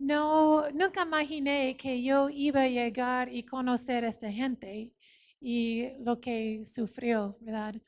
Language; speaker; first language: Spanish; non-native, fluent; English